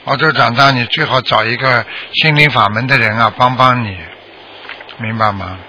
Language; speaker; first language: Chinese; native; Chinese